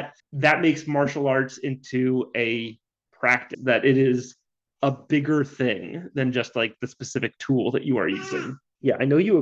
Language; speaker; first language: English; native; English